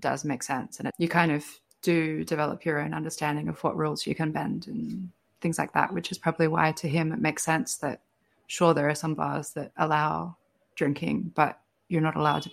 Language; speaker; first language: English; native; English